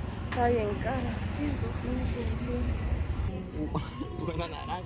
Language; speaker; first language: Spanish; native; Spanish